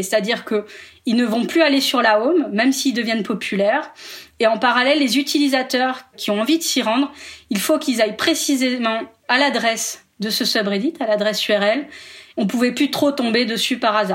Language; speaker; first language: French; native; French